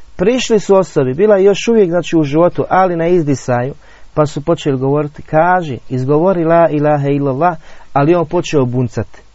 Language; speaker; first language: Bosnian; native; Bosnian